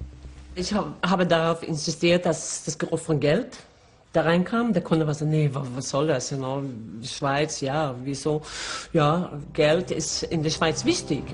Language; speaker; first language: German; non-native, fluent; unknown